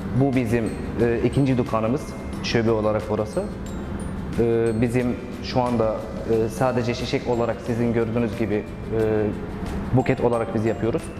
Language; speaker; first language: Turkish; non-native, learner; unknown